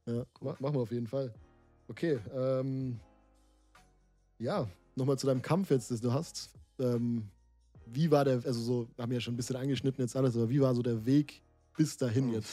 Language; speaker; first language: German; native; German